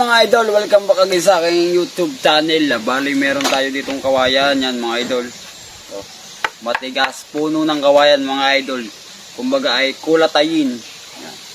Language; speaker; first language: Filipino; native; Filipino